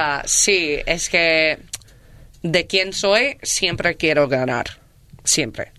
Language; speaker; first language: Spanish; non-native, learner; English